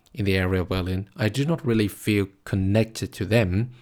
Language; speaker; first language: English; non-native, fluent; Vietnamese